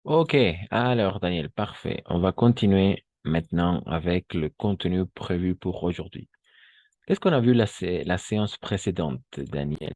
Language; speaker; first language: French; non-native, fluent; Spanish